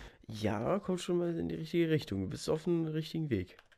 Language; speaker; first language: German; native; German